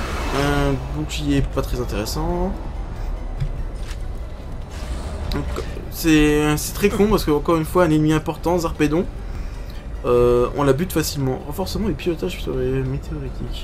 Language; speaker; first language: French; native; French